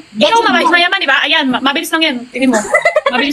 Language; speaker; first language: Filipino; non-native, learner; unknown